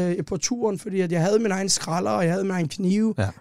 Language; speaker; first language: Danish; early bilingual, other home language; Turkish